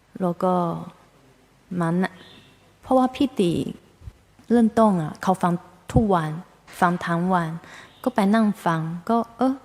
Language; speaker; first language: Thai; non-native, fluent; Chinese